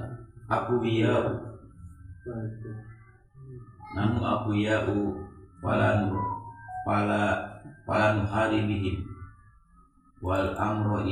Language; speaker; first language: Arabic; non-native, learner; Indonesian